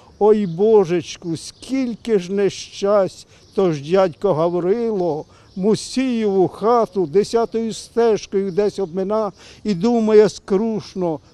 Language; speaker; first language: Ukrainian; native; Ukrainian